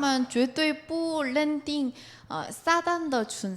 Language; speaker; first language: Chinese; non-native, fluent; Korean